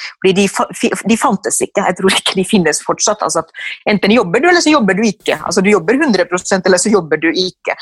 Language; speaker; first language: Norwegian; non-native, fluent; Finnish